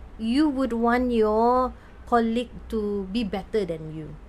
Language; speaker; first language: English; non-native, local second language; Malay